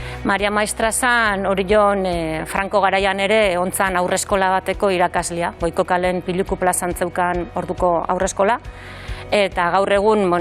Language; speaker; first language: Basque; native; Basque